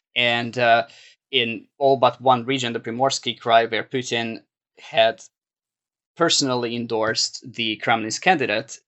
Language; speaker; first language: English; non-native, fluent; Hungarian